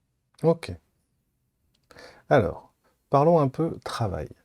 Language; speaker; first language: French; native; French